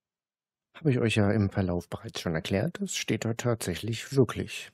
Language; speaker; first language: German; native; German